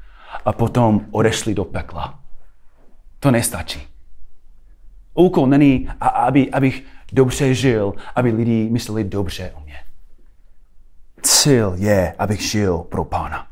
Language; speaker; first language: Czech; non-native, fluent; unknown